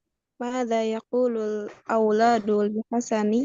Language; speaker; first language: Arabic; non-native, learner; Indonesian